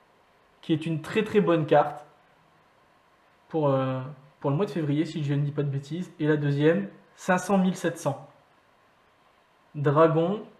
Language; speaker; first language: French; native; French